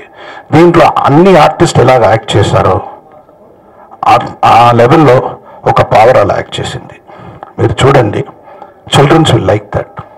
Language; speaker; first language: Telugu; non-native, fluent; Tamil